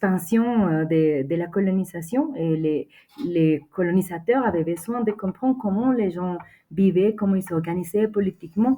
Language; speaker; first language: French; non-native, fluent; Spanish